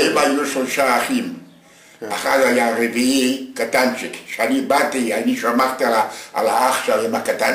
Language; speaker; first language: Hebrew; non-native, fluent; Yiddish